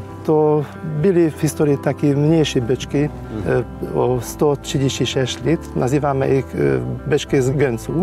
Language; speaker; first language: Polish; non-native, fluent; Hungarian